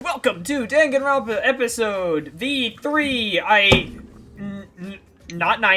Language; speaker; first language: English; native; English